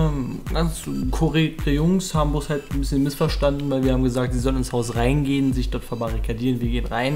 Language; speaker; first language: German; native; German